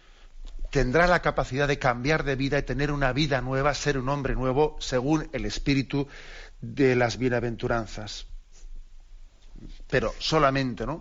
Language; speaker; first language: Spanish; native; Spanish